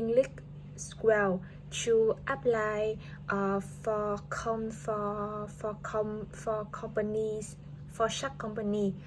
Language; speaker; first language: English; non-native, learner; Vietnamese